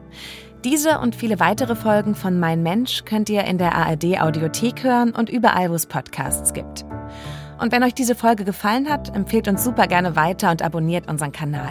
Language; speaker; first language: German; native; German